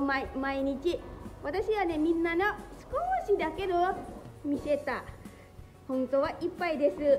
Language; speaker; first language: Japanese; non-native, learner; Lao